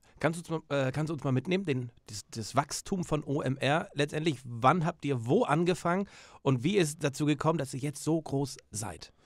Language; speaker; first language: German; native; German